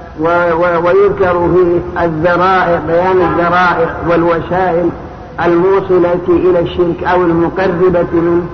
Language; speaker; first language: Arabic; native; Arabic